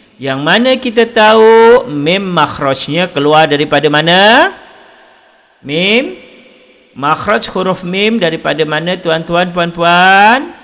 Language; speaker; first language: Malay; native; Malay